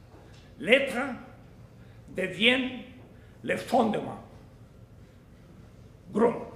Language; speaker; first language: French; non-native, fluent; Spanish